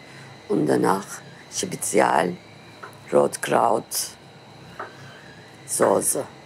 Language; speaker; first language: German; non-native, learner; Turkish